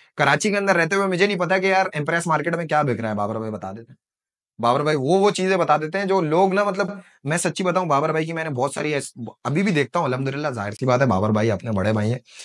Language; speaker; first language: Urdu; native; Urdu